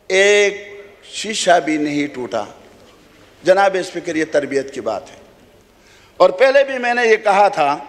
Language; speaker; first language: Urdu; non-native, local second language; Khowar